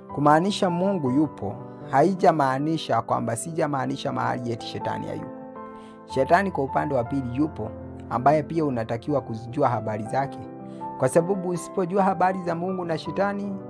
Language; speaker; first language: Swahili; non-native, local second language; Kikuyu